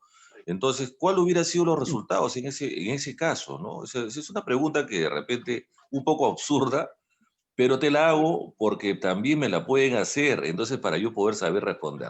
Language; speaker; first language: Spanish; native; Spanish